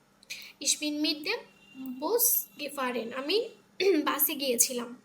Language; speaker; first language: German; non-native, learner; Bangla